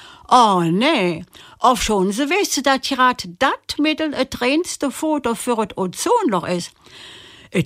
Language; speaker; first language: German; native; German